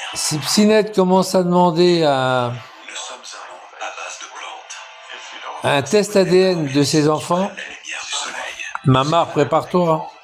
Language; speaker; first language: French; native; French